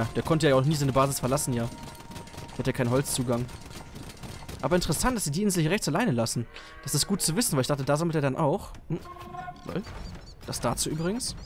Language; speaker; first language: German; native; German